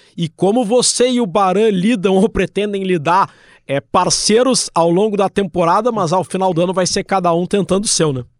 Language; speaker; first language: Portuguese; native; Portuguese